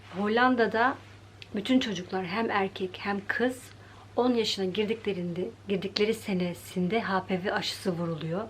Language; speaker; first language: Turkish; early bilingual, heritage; Turkish